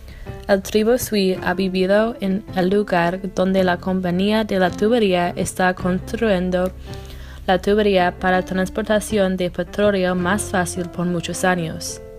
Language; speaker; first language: Spanish; non-native, learner; English